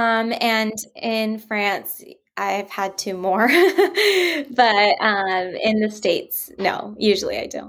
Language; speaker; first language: English; native; English